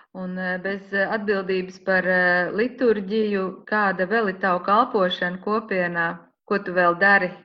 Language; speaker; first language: Latvian; native; Latvian